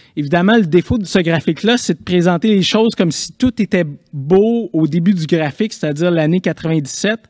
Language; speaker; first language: French; native; French